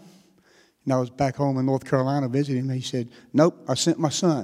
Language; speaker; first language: English; native; English